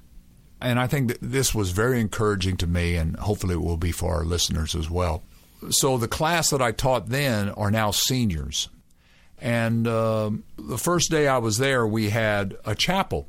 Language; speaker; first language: English; native; English